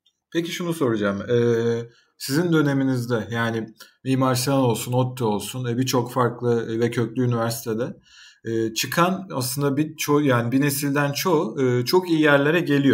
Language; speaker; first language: Turkish; native; Turkish